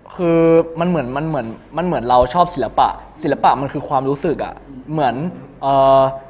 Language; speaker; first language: Thai; native; Thai